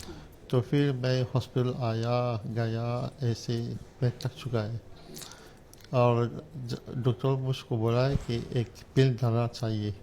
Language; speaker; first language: Hindi; non-native, learner; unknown